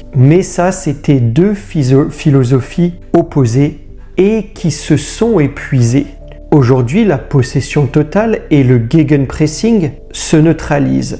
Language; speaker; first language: French; native; French